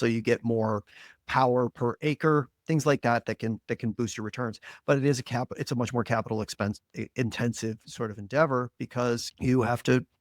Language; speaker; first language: English; native; English